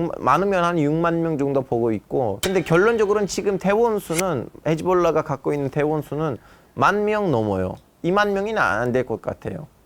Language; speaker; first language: Korean; non-native, fluent; Turkish